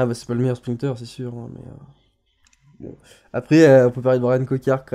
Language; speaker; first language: French; native; French